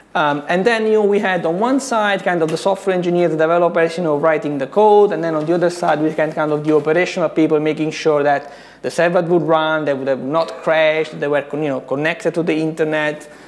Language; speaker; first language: English; non-native, fluent; Italian